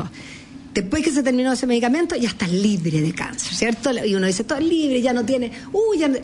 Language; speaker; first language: Spanish; native; Spanish